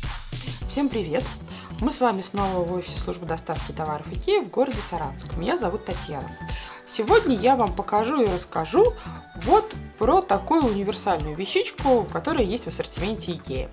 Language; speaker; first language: Russian; native; Russian